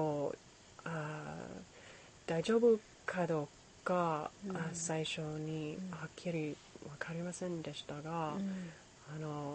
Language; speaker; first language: Japanese; non-native, learner; English